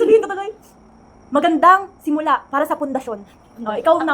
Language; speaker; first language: Filipino; native; Filipino